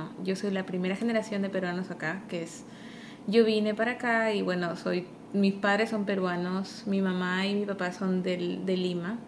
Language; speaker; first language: Spanish; early bilingual, heritage; Spanish